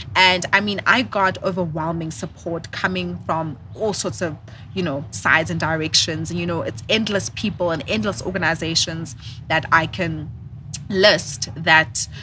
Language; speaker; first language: English; non-native, local second language; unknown